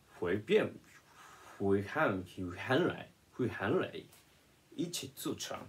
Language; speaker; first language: Chinese; non-native, learner; Japanese